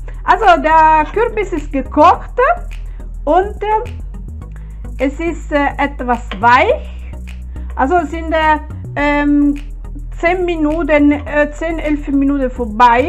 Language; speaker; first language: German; non-native, learner; Italian